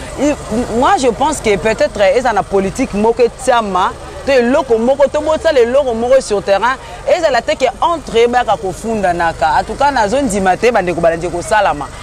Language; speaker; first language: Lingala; native; Lingala